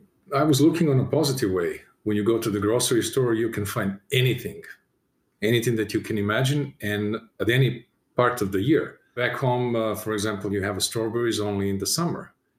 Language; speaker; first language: English; non-native, fluent; Serbian